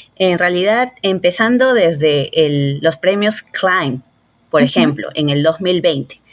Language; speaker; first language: Spanish; native; Spanish